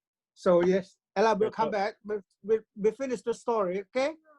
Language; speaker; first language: English; non-native, learner; Cantonese